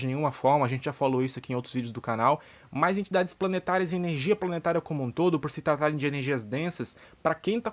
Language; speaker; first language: Portuguese; native; Portuguese